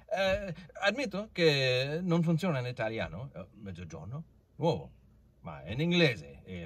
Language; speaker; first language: Italian; non-native, learner; English